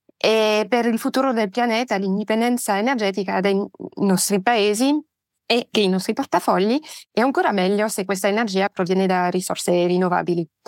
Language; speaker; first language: Italian; non-native, fluent; French